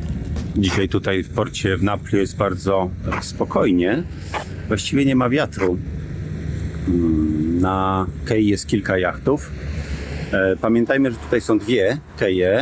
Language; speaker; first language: Polish; native; Polish